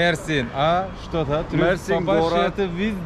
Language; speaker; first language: Russian; non-native, learner; Turkish